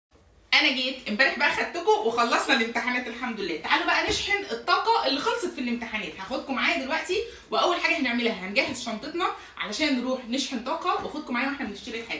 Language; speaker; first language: Arabic; native; Arabic